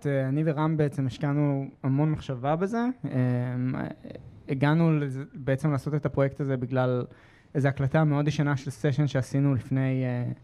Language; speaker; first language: Hebrew; native; Hebrew